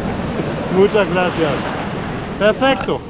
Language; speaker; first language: Spanish; non-native, learner; German